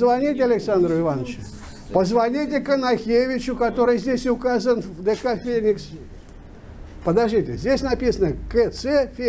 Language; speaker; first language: Russian; native; Russian